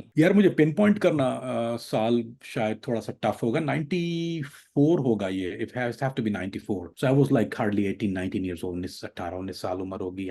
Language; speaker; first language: Urdu; native; Urdu